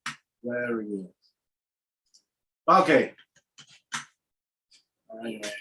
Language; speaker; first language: English; non-native, fluent; Spanish